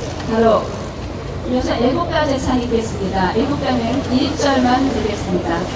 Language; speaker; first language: Korean; native; Korean